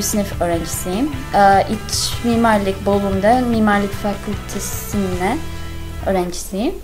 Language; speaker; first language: Turkish; non-native, learner; English